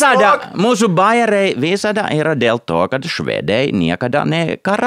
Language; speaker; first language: Lithuanian; non-native, fluent; Finnish